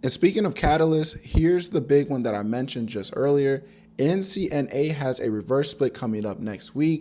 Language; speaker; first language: English; native; English